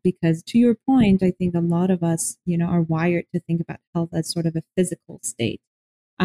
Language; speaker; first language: English; non-native, fluent; Persian